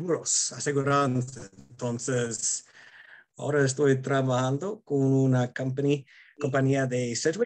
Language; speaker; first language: Spanish; non-native, fluent; English